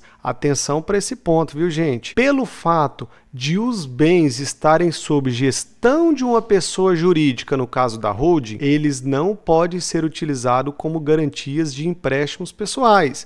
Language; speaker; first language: Portuguese; native; Portuguese